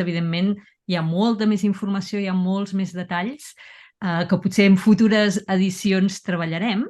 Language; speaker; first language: Catalan; native; Catalan